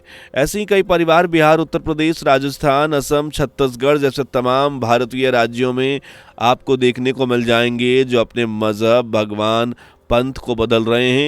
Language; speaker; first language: Hindi; native; Hindi